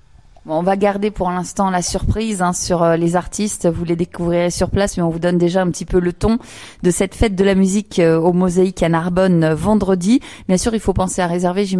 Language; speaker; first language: French; native; French